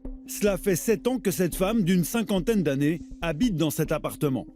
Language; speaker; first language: French; native; French